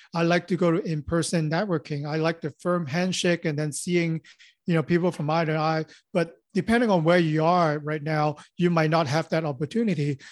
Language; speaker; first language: English; non-native, local second language; Cantonese